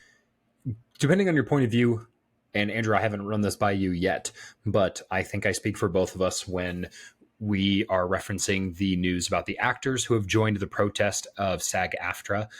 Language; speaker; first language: English; native; English